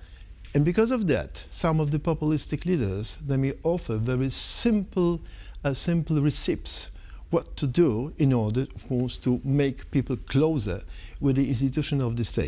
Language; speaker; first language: English; non-native, fluent; Polish